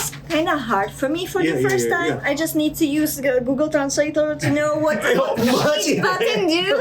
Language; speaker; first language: English; non-native, fluent; Czech